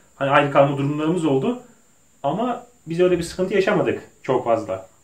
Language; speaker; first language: Turkish; native; Turkish